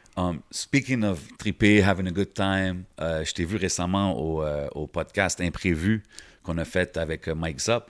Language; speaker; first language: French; native; French